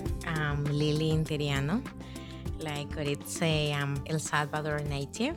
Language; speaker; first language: English; non-native, learner; Spanish